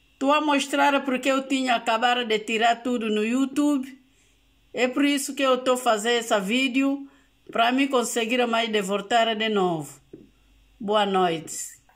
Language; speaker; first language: Portuguese; non-native, local second language; Lingala